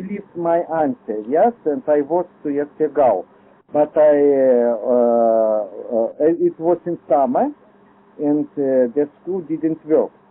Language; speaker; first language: English; non-native, learner; Lithuanian